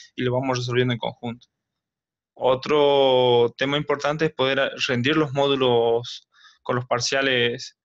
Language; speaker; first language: Spanish; native; Spanish